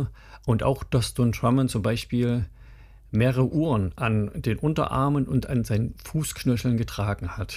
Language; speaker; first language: German; native; German